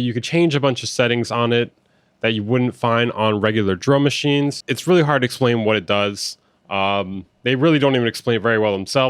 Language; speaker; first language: English; native; English